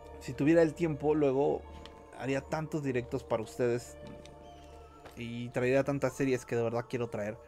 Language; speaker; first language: Spanish; native; Spanish